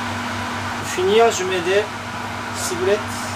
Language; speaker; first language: French; non-native, learner; Japanese